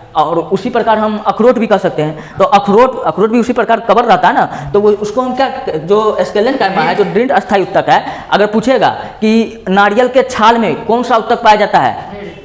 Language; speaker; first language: Hindi; native; Hindi